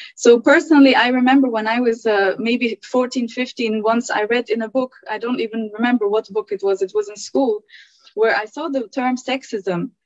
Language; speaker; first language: English; early bilingual, other home language; German